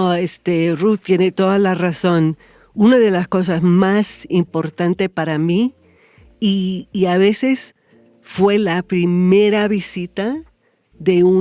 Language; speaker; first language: Spanish; non-native, fluent; English